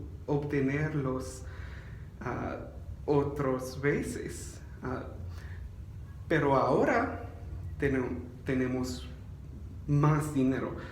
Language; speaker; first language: Spanish; non-native, learner; English